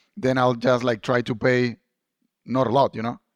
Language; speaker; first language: English; non-native, fluent; Spanish